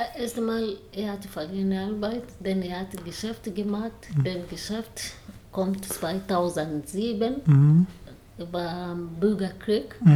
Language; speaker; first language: German; non-native, learner; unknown